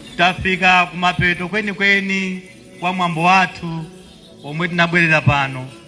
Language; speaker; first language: Nyanja; native; Nyanja